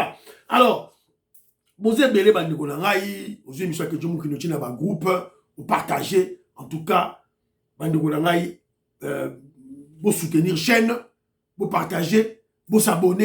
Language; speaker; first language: French; non-native, local second language; Lingala